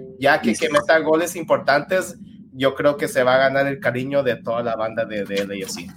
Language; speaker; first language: Spanish; early bilingual, heritage; Spanish